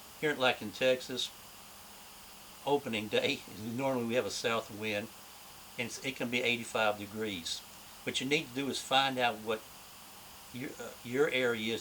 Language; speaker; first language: English; native; English